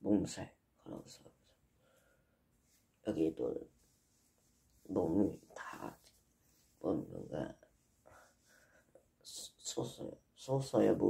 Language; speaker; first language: Korean; non-native, learner; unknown